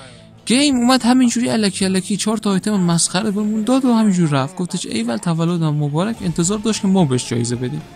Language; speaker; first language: Persian; native; Persian